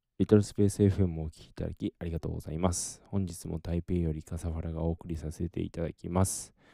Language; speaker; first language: Japanese; native; Japanese